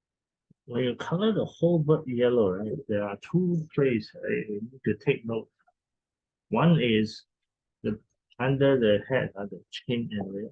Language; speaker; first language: English; non-native, fluent; Chinese